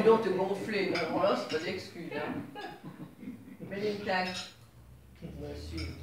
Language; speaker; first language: French; native; French